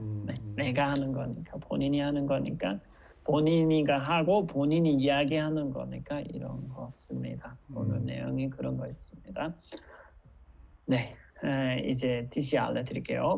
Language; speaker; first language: Korean; non-native, fluent; Nepali